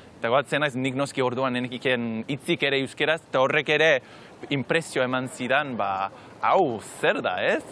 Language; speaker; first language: Basque; non-native, fluent; English